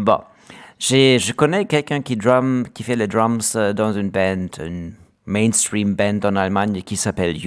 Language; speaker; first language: French; non-native, learner; German